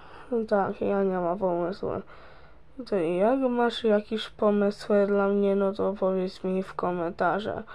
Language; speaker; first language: Polish; early bilingual, heritage; Polish